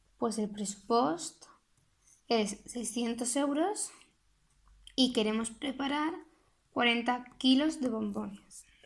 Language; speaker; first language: Spanish; non-native, local second language; Catalan